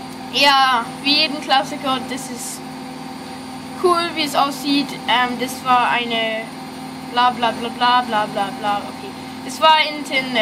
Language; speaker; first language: German; non-native, fluent; English